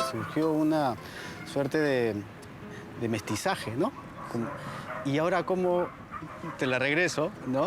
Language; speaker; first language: Spanish; native; Spanish